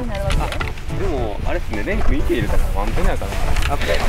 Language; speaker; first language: Japanese; native; Japanese